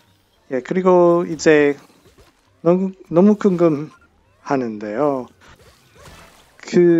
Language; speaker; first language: Korean; non-native, fluent; English